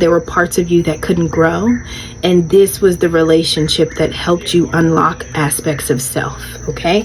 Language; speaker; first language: English; native; English